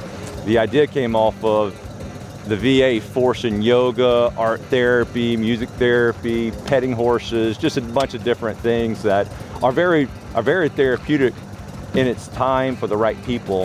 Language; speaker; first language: English; native; English